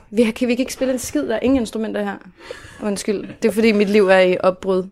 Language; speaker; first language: Danish; native; Danish